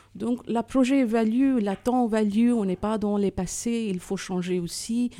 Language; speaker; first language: French; non-native, fluent; Hindi